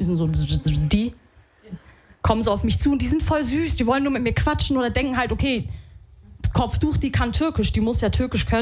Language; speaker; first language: German; early bilingual, other home language; Arabic